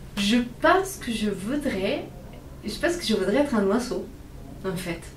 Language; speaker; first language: French; non-native, fluent; Spanish